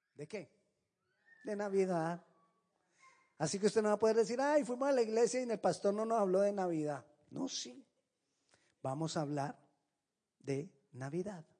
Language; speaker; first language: Spanish; native; Spanish